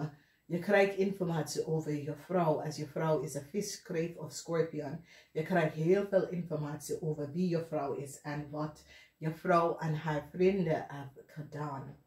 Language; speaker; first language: Dutch; non-native, learner; English